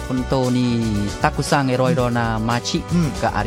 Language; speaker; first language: Japanese; non-native, learner; Khmer